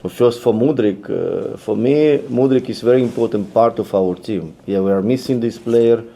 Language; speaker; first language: English; non-native, learner; Ukrainian